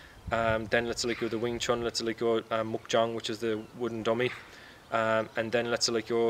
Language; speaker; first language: English; native; English